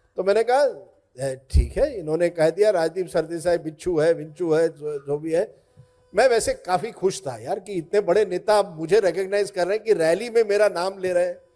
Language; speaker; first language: Hindi; non-native, local second language; Marathi